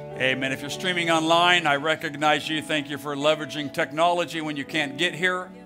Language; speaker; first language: English; native; English